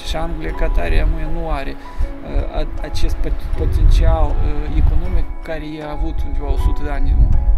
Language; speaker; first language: Romanian; non-native, local second language; Russian